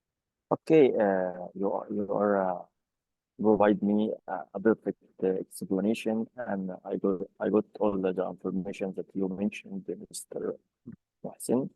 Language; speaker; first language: English; non-native, fluent; Arabic